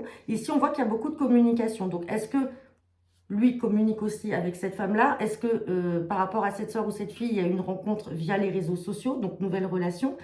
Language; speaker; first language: French; native; French